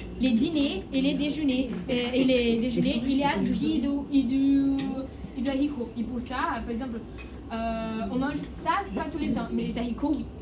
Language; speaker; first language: French; non-native, learner; Portuguese